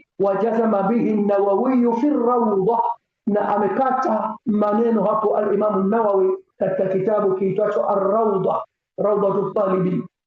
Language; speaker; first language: Swahili; native; Swahili